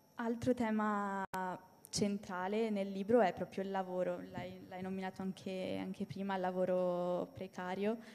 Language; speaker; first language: Italian; native; Italian